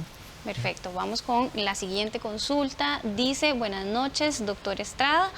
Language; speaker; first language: Spanish; native; Spanish